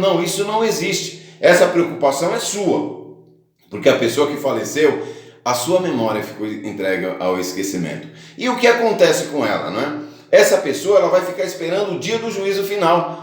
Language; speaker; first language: Portuguese; native; Portuguese